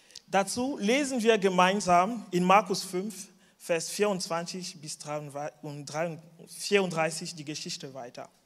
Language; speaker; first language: German; non-native, fluent; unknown